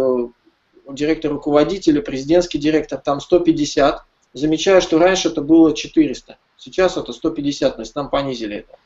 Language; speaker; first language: Russian; native; Russian